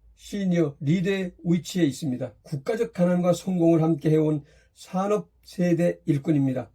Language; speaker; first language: Korean; native; Korean